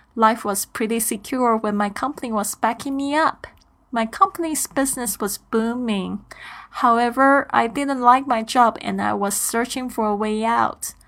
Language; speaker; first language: English; non-native, fluent; Chinese